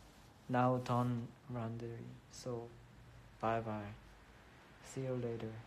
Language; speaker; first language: English; non-native, learner; Korean